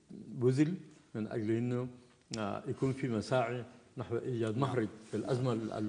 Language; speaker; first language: Arabic; native; Arabic